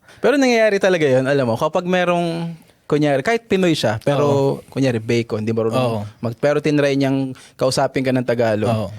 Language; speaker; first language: Filipino; native; Filipino